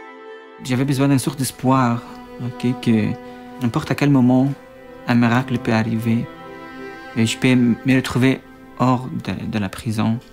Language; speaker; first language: French; non-native, fluent; Arabic